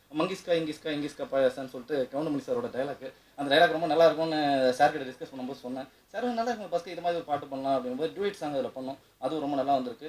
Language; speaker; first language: Tamil; native; Tamil